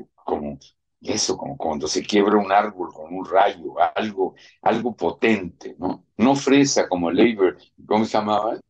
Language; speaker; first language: Spanish; native; Spanish